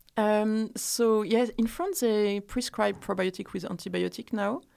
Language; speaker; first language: English; non-native, fluent; French